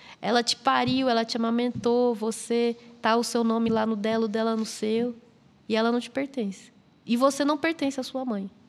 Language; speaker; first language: Portuguese; native; Portuguese